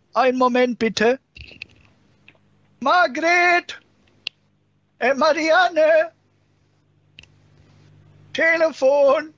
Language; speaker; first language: German; native; German